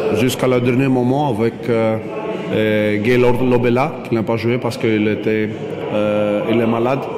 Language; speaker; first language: French; non-native, fluent; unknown